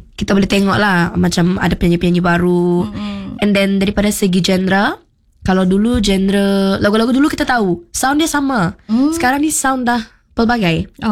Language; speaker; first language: Malay; non-native, local second language; Iban